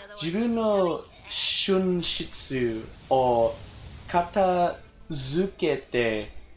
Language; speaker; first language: Japanese; non-native, learner; English